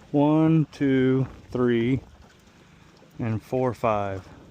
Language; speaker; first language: English; native; English